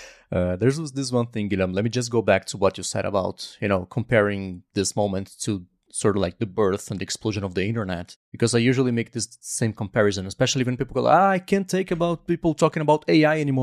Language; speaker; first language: English; non-native, fluent; Portuguese